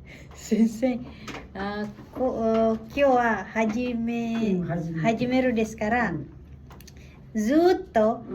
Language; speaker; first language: Japanese; non-native, learner; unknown